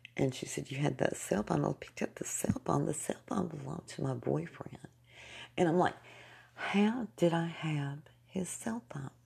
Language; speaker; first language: English; native; English